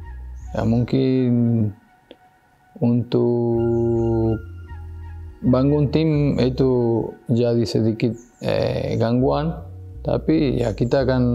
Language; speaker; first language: Indonesian; non-native, fluent; Spanish